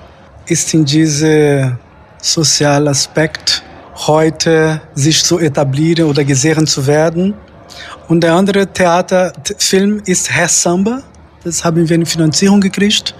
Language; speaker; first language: German; non-native, fluent; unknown